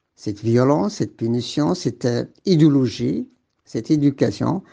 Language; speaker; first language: French; non-native, local second language; Arabic